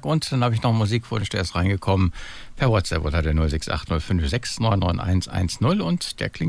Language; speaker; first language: German; native; German